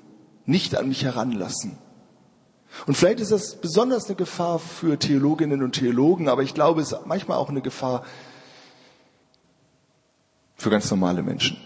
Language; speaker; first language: German; native; German